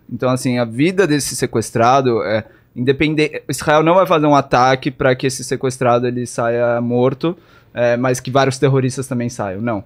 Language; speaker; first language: Portuguese; native; Portuguese